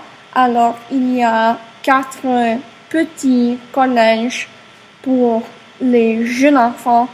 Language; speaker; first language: French; non-native, learner; English